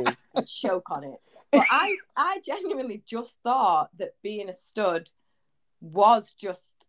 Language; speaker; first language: English; native; English